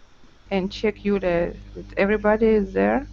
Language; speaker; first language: English; non-native, learner; Russian